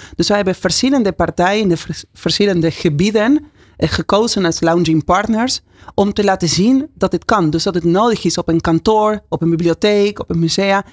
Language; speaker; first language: Dutch; non-native, fluent; Spanish